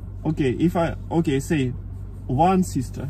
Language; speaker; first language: English; non-native, learner; Russian